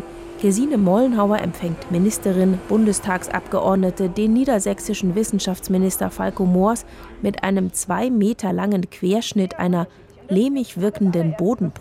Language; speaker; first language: German; native; German